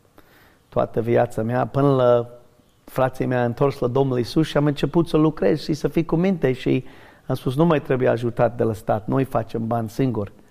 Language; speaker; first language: Romanian; non-native, learner; English